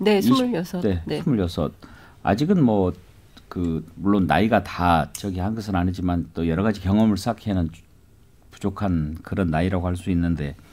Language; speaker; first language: Korean; native; Korean